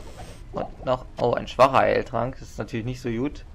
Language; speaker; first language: German; native; German